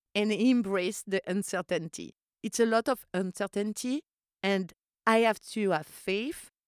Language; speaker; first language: English; non-native, fluent; French